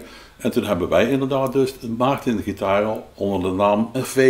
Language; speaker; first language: Dutch; native; Dutch